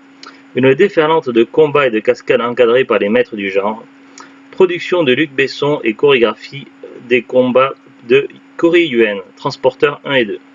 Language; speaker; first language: French; native; French